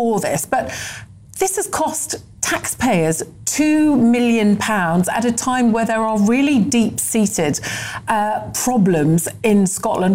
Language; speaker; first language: English; native; English